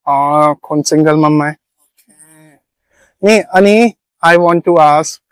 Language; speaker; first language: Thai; non-native, learner; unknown